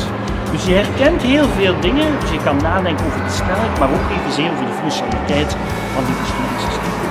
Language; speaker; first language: Dutch; native; Dutch